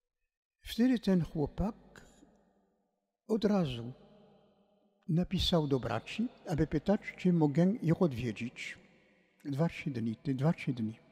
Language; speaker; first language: Polish; non-native, fluent; French